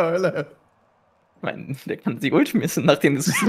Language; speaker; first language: German; native; German